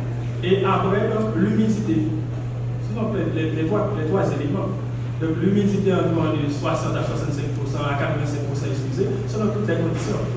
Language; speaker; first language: French; non-native, local second language; Haitian Creole